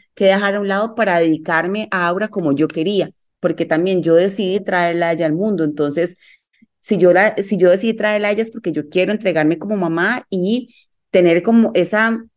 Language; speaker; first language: Spanish; native; Spanish